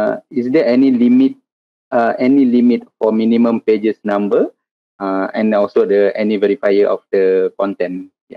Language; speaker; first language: English; non-native, local second language; Malay